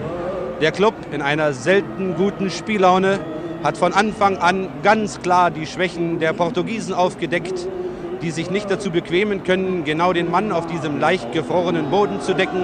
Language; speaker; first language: German; native; German